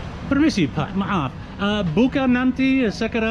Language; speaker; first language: Indonesian; non-native, learner; English